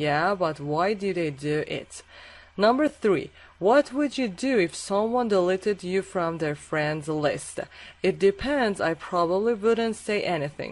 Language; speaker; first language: English; non-native, fluent; Persian